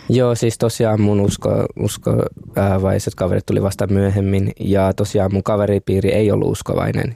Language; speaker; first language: Finnish; early bilingual, other home language; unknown